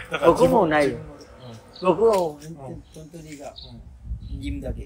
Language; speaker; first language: Japanese; non-native, learner; Thai